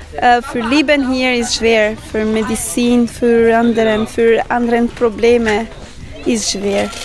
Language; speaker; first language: German; non-native, learner; Albanian